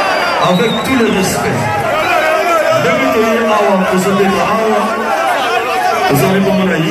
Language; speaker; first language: French; non-native, local second language; Lingala